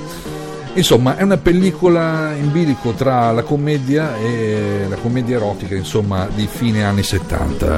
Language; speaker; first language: Italian; native; Italian